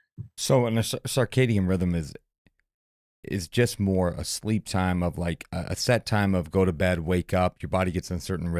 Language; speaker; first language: English; native; English